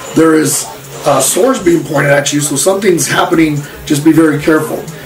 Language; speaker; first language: English; early bilingual, other home language; Spanish